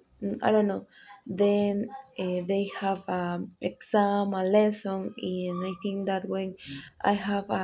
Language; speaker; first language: English; non-native, learner; Spanish